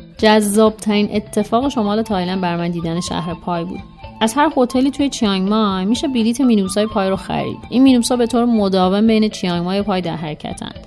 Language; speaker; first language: Persian; native; Persian